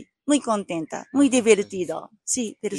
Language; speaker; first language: Spanish; non-native, learner; Japanese